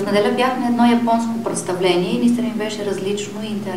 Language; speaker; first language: Bulgarian; native; Bulgarian